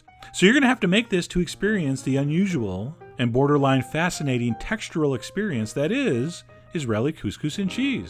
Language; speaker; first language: English; native; English